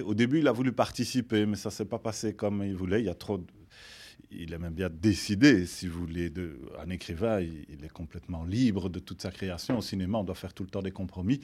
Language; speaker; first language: French; native; French